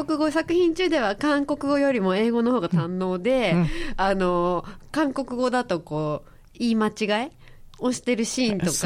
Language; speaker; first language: Japanese; native; Japanese